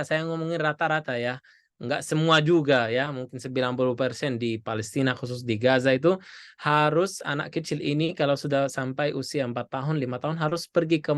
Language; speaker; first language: Indonesian; non-native, fluent; Arabic